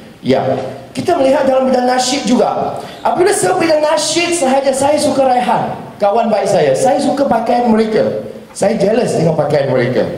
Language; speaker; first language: Malay; non-native, local second language; Chinese